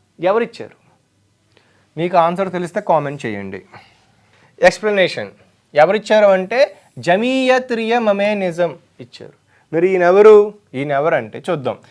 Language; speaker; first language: Telugu; native; Telugu